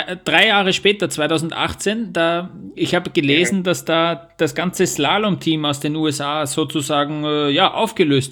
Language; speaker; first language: German; native; German